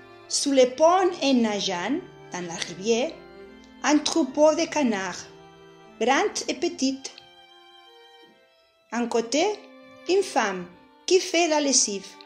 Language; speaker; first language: French; non-native, fluent; Catalan